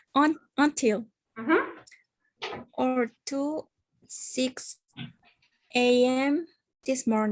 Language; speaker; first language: English; non-native, learner; Spanish